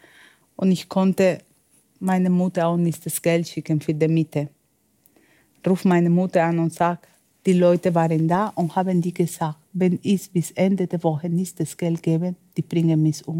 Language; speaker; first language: German; non-native, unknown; Spanish